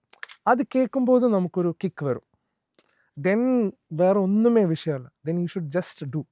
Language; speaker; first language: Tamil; non-native, learner; Malayalam